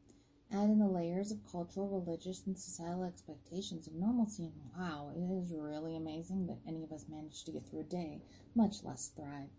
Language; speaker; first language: English; native; English